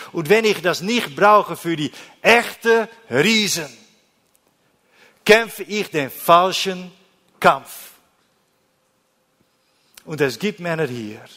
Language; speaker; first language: German; non-native, learner; Dutch